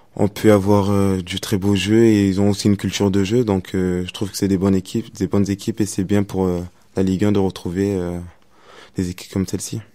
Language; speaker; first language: French; native; French